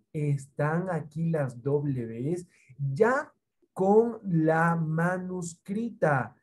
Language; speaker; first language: Spanish; native; Spanish